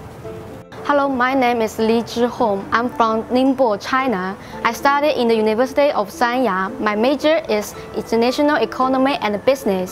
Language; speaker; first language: English; non-native, learner; Chinese